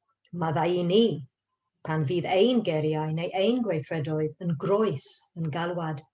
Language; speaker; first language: Welsh; non-native, learner; English